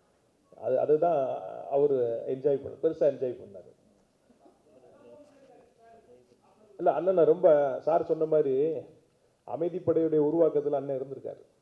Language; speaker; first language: Tamil; native; Tamil